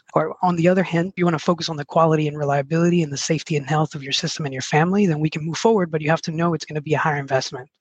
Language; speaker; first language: English; early bilingual, other home language; Spanish